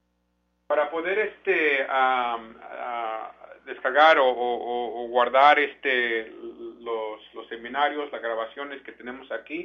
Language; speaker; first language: Spanish; early bilingual, heritage; Spanish